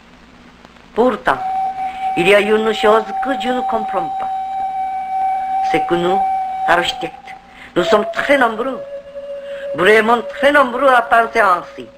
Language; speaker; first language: French; non-native, fluent; Korean